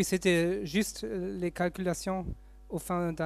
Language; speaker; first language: French; non-native, fluent; German